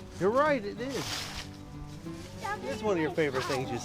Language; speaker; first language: English; native; English